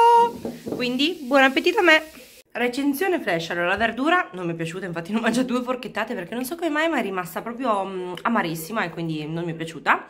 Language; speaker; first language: Italian; native; Italian